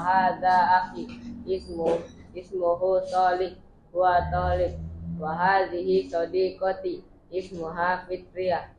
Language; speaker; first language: Arabic; non-native, learner; Indonesian